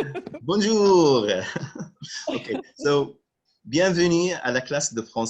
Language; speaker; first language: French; non-native, local second language; Arabic